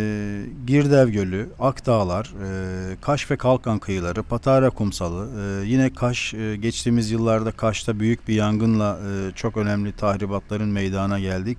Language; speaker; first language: Turkish; native; Turkish